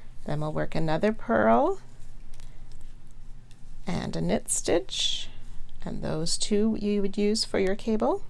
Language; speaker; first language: English; native; English